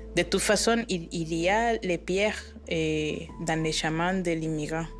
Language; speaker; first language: French; non-native, learner; Spanish